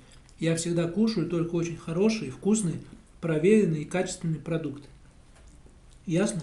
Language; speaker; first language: Russian; native; Russian